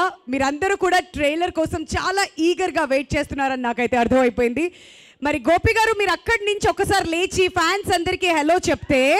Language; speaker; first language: Telugu; native; Telugu